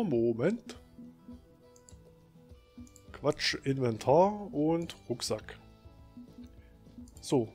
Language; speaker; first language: German; native; German